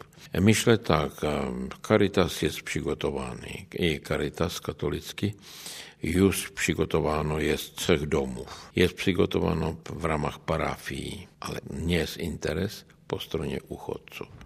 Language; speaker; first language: Polish; non-native, learner; Czech